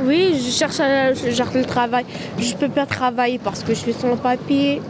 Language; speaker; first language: French; non-native, learner; Arabic